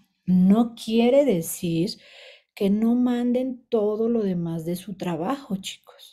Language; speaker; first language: Spanish; native; Spanish